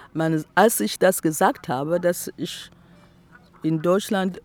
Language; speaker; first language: German; non-native, fluent; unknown